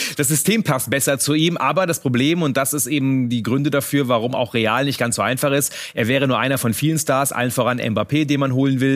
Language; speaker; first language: German; native; German